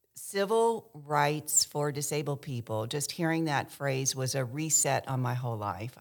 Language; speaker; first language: English; early bilingual, other home language; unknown